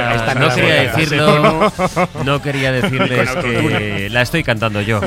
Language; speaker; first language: Spanish; native; Spanish